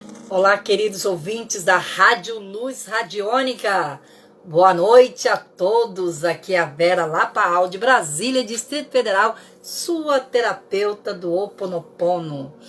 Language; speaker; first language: Portuguese; native; Portuguese